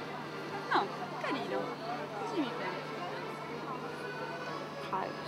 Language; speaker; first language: Italian; non-native, learner; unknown